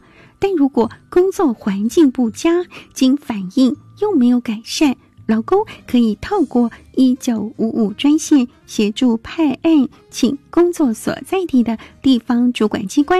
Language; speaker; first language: Chinese; native; Chinese